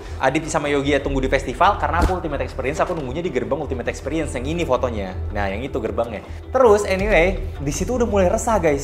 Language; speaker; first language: Indonesian; native; Indonesian